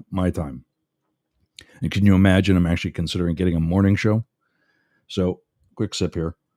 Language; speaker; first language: English; native; English